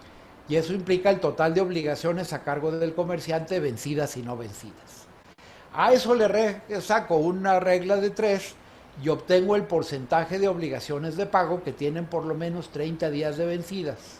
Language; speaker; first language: Spanish; native; Spanish